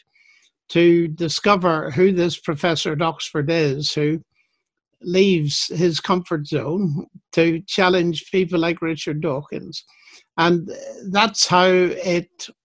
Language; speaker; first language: English; native; English